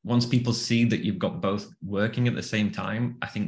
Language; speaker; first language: English; native; English